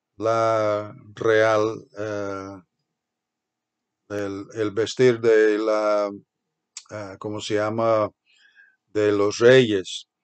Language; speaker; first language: Spanish; non-native, fluent; English